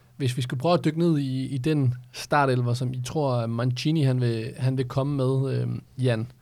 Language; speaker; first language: Danish; native; Danish